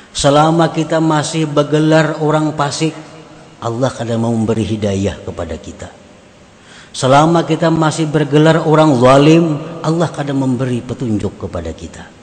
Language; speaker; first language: Indonesian; non-native, local second language; Banjar